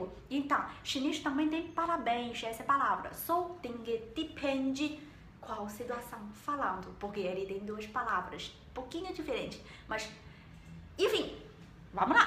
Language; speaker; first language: Portuguese; non-native, learner; Chinese